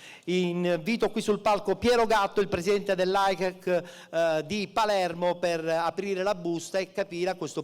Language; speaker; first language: Italian; native; Italian